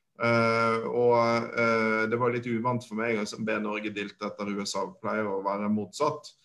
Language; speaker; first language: Norwegian; native; Norwegian